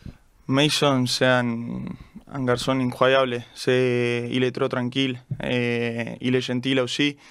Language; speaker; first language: French; non-native, learner; Spanish